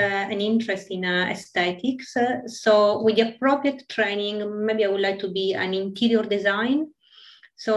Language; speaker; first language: English; non-native, fluent; Italian